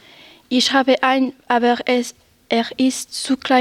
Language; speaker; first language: German; non-native, learner; French